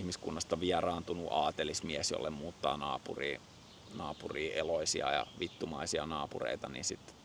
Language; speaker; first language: Finnish; native; Finnish